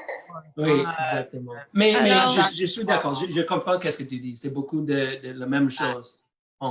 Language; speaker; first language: French; non-native, learner; English